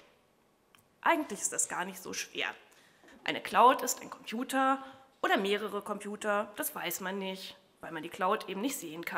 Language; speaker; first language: German; native; German